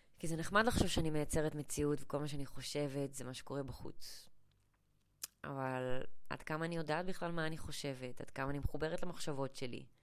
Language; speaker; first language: Hebrew; early bilingual, other home language; English